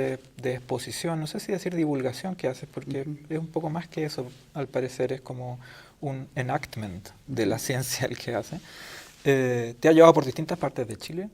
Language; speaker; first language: Spanish; native; Spanish